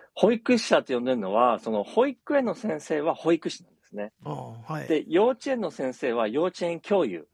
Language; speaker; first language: Japanese; native; Japanese